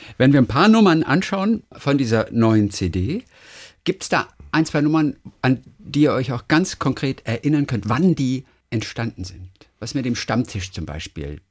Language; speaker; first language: German; native; German